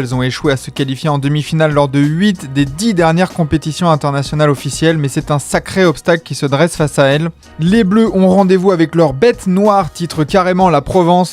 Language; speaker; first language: French; native; French